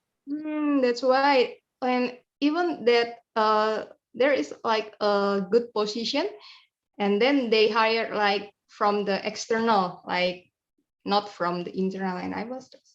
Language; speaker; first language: English; non-native, learner; Indonesian